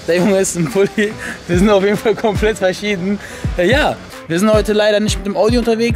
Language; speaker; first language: German; native; German